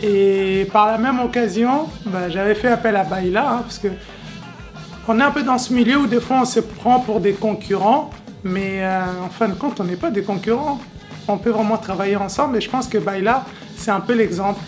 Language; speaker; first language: French; native; French